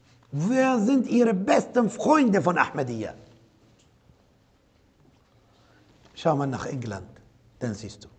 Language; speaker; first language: German; non-native, fluent; Arabic